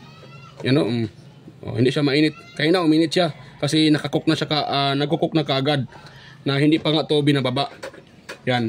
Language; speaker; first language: Filipino; native; Filipino